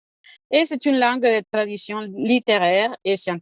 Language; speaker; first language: French; non-native, fluent; Spanish